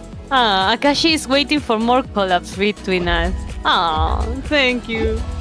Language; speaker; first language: English; non-native, fluent; Spanish